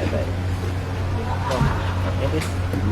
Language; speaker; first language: Malay; native; Malay